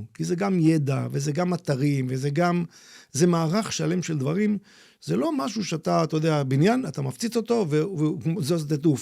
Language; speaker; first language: Hebrew; native; Hebrew